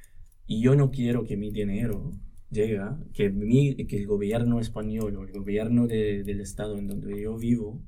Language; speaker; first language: Spanish; non-native, local second language; Arabic